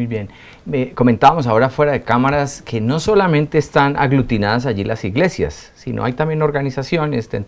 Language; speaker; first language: Spanish; native; Spanish